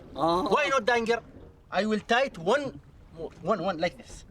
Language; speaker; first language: English; non-native, learner; Arabic